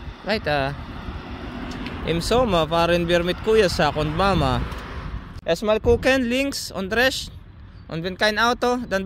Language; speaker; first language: German; non-native, learner; Filipino